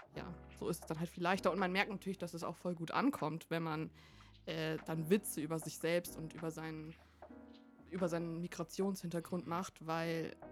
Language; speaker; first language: German; early bilingual, other home language; Vietnamese